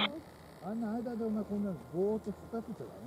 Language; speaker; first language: Japanese; native; Japanese